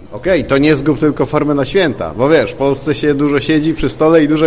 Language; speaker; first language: Polish; native; Polish